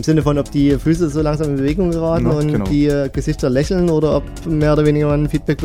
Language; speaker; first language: German; native; German